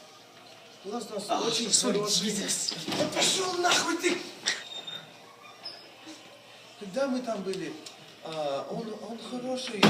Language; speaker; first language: Russian; non-native, fluent; English